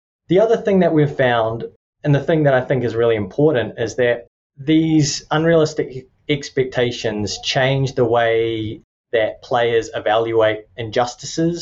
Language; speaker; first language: English; native; English